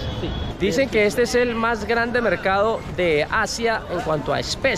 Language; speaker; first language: Spanish; native; Spanish